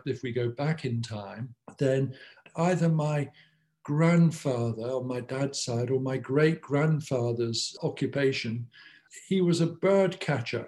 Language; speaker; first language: English; native; English